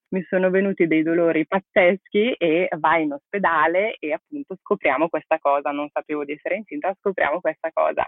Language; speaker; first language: Italian; native; Italian